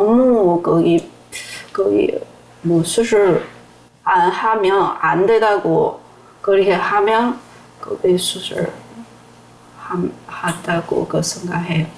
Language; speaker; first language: Korean; non-native, learner; Chinese